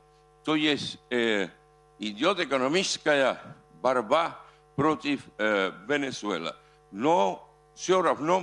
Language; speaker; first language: Russian; non-native, fluent; Spanish